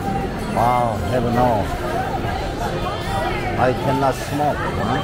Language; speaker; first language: English; non-native, learner; Korean